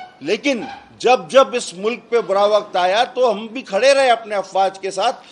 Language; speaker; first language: Urdu; non-native, local second language; Sindhi